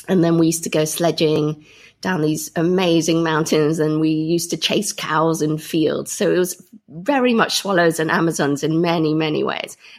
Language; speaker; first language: English; native; English